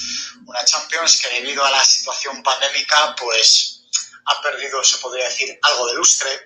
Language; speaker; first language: Spanish; native; Spanish